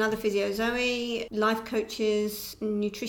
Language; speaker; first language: English; native; English